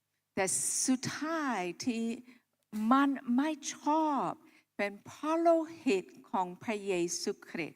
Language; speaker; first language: Thai; non-native, local second language; Akha